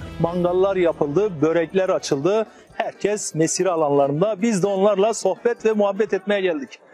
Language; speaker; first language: Turkish; native; Turkish